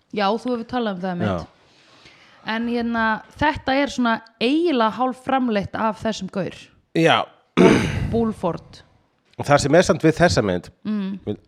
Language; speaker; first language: Icelandic; native; Icelandic